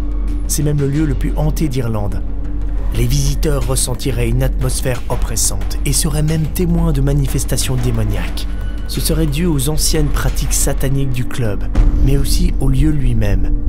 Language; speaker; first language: French; native; French